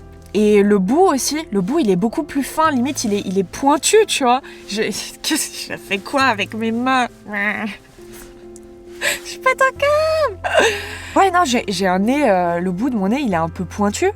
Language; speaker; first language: French; native; French